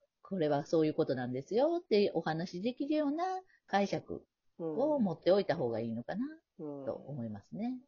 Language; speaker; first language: Japanese; native; Japanese